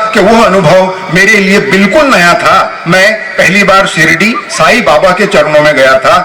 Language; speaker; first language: Hindi; non-native, local second language; Telugu